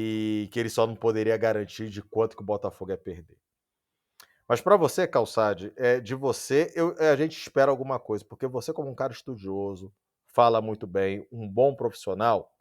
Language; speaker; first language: Portuguese; native; Portuguese